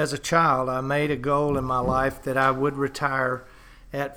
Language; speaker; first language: English; native; English